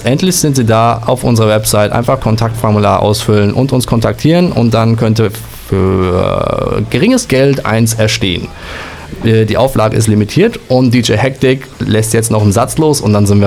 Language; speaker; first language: German; native; German